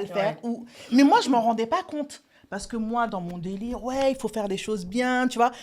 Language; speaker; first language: French; native; French